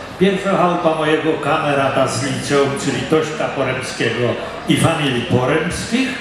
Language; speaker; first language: Polish; native; Polish